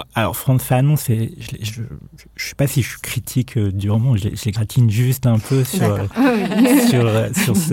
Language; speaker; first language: French; native; French